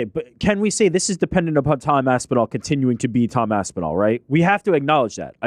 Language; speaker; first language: English; native; English